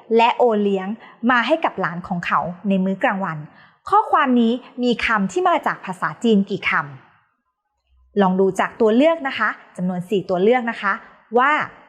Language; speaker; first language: Thai; native; Thai